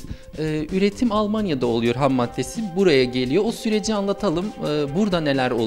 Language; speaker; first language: Turkish; native; Turkish